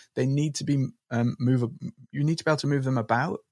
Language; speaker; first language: English; native; English